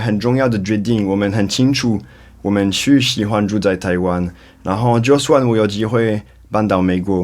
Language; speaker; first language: Chinese; non-native, fluent; French